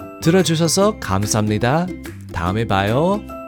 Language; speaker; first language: Korean; non-native, fluent; English